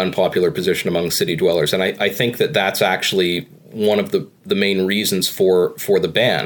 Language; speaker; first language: English; native; English